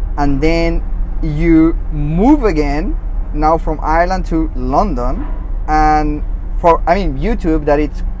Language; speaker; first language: English; non-native, fluent; Spanish